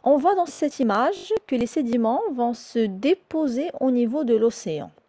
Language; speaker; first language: French; non-native, local second language; Arabic